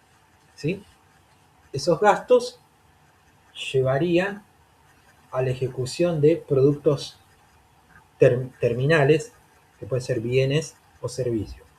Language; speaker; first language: Spanish; native; Spanish